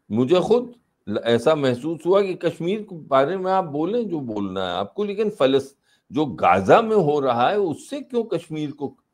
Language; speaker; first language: Hindi; native; Hindi